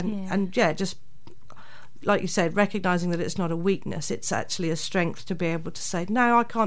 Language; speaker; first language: English; native; English